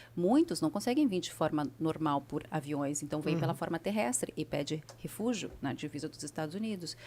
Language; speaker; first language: Portuguese; native; Portuguese